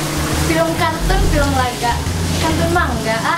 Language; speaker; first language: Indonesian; non-native, local second language; Sundanese